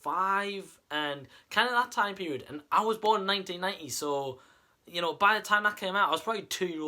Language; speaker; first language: English; native; English